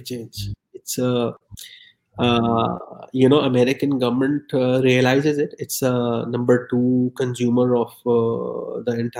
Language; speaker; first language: English; non-native, local second language; Urdu